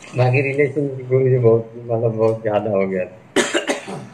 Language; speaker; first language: Hindi; non-native, local second language; Odia